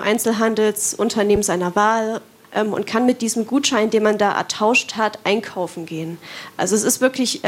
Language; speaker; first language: German; native; German